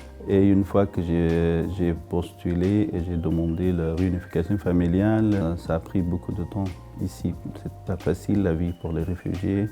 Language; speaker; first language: French; non-native, fluent; Pashto